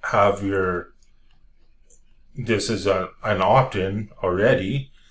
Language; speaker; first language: English; native; English